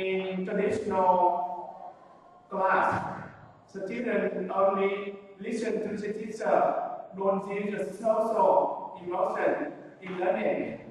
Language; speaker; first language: English; non-native, learner; Vietnamese